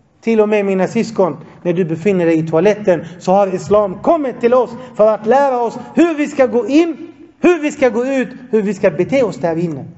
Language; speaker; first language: Swedish; non-native, fluent; Arabic